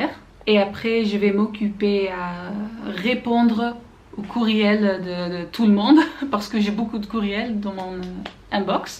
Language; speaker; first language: French; non-native, learner; Dutch